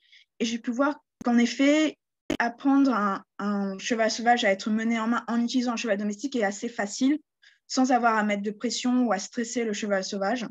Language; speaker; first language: French; native; French